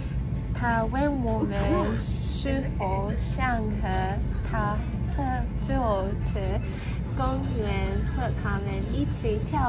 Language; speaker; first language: Chinese; non-native, learner; English